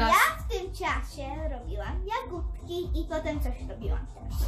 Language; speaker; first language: Polish; early bilingual, heritage; Polish